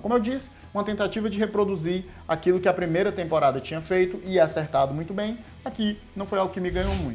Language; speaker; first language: Portuguese; native; Portuguese